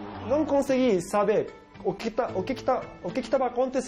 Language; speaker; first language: Portuguese; non-native, fluent; Japanese